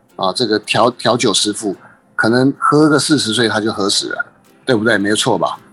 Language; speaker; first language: Chinese; native; Chinese